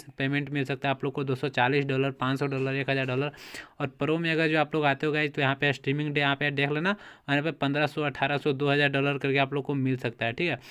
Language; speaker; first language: Hindi; native; Hindi